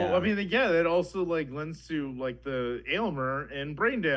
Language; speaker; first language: English; native; English